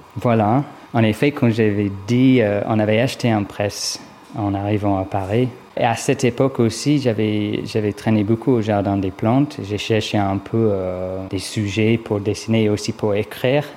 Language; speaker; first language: French; non-native, fluent; English